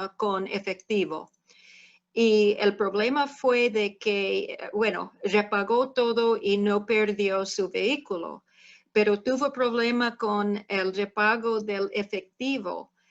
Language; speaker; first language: Spanish; non-native, fluent; English